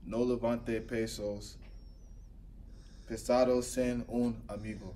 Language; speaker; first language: Spanish; non-native, learner; English